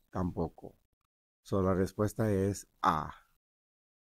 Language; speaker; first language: Spanish; early bilingual, heritage; Spanish